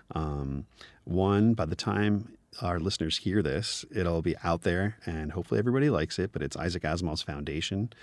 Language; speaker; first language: English; native; English